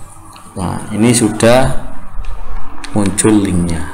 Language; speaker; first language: Indonesian; native; Indonesian